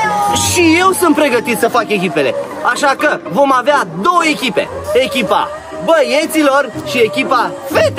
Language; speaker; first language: Romanian; native; Romanian